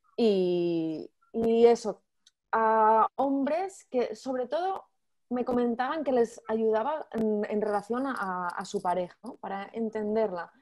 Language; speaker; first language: Spanish; native; Spanish